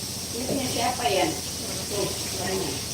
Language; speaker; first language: Indonesian; native; Indonesian